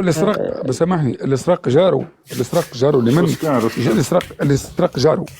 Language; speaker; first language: Arabic; native; Arabic